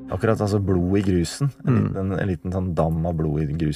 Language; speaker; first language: Norwegian; native; Norwegian